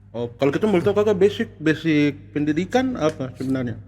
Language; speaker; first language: Malay; native; Malay